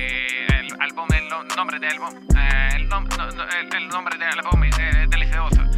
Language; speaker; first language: Spanish; non-native, learner; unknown